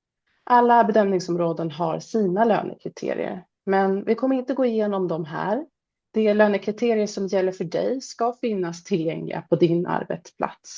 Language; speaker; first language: Swedish; native; Swedish